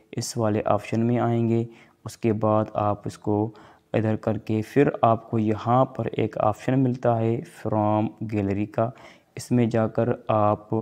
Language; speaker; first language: Urdu; non-native, local second language; Sindhi